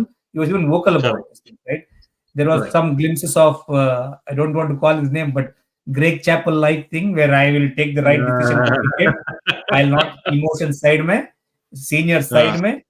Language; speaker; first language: English; non-native, local second language; Hindi